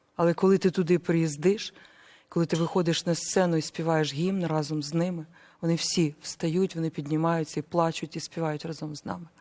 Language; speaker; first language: Ukrainian; native; Ukrainian